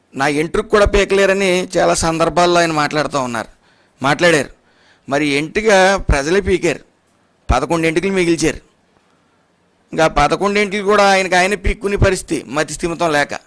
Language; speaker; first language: Telugu; native; Telugu